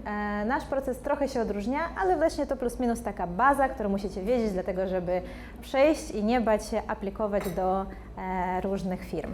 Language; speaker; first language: Polish; non-native, fluent; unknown